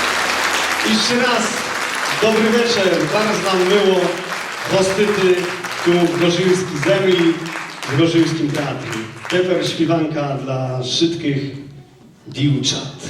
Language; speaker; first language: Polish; non-native, local second language; Rusyn